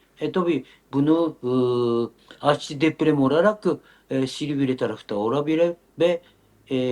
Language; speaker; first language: Turkish; non-native, learner; Japanese